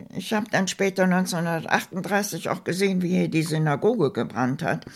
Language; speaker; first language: German; native; German